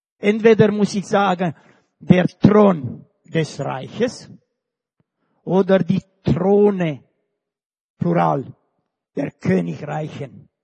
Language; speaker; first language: German; non-native, fluent; Romanian